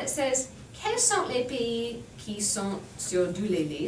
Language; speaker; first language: French; non-native, fluent; English